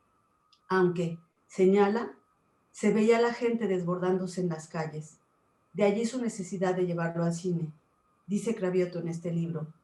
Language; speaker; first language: Spanish; native; Spanish